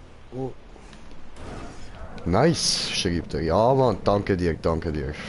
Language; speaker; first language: German; native; German